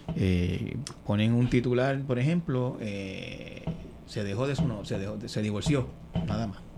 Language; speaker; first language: Spanish; native; Spanish